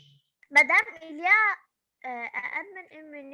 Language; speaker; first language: French; non-native, learner; Arabic